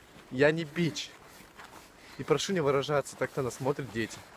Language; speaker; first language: Russian; native; Russian